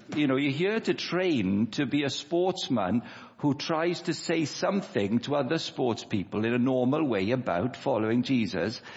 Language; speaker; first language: English; native; English